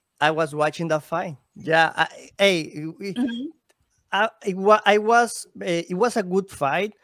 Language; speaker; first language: English; non-native, learner; Spanish